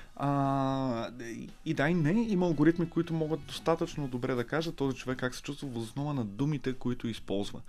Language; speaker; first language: Bulgarian; native; Bulgarian